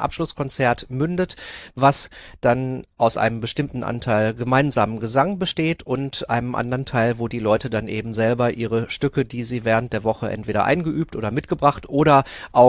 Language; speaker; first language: German; native; German